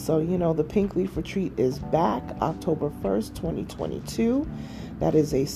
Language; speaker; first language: English; native; English